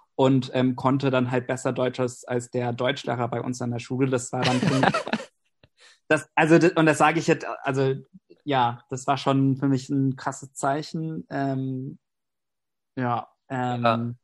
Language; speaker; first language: German; non-native, fluent; English